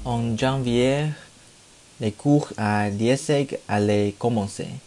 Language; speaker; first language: French; non-native, learner; Chinese